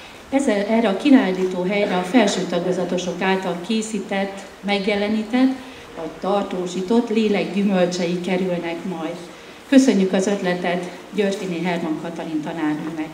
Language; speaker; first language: Hungarian; native; Hungarian